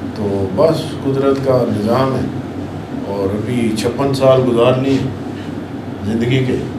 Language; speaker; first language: Urdu; non-native, local second language; Saraiki